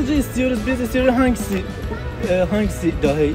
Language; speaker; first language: Turkish; non-native, learner; Persian